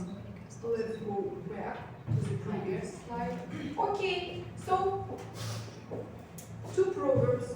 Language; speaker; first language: English; non-native, fluent; Russian